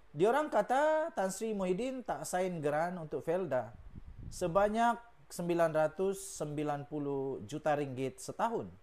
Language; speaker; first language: Malay; native; Malay